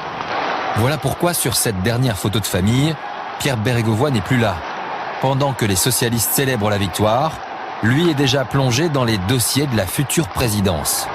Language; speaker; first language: French; native; French